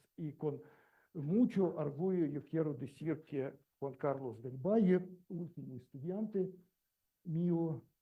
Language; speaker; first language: Spanish; non-native, learner; Russian